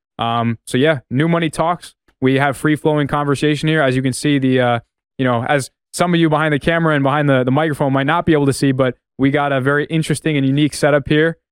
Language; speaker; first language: English; native; English